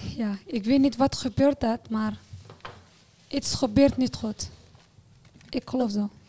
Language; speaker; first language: Dutch; non-native, fluent; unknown